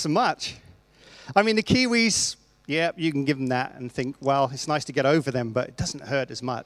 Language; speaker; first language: English; native; English